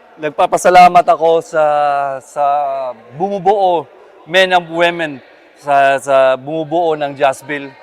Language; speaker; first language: Filipino; non-native, local second language; Cebuano